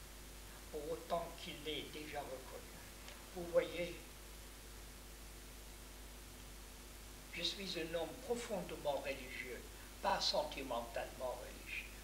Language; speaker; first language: French; non-native, fluent; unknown